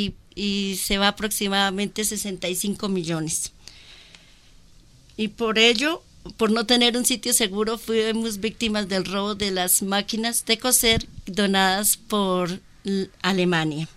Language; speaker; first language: Spanish; native; Spanish